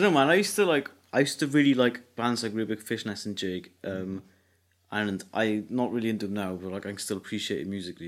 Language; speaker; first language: English; native; English